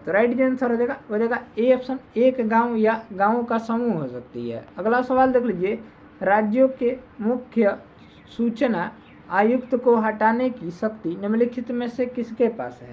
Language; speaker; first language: Hindi; native; Hindi